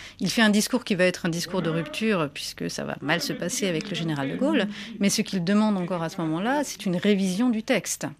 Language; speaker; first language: French; native; French